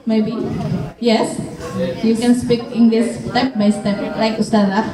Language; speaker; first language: English; non-native, learner; Indonesian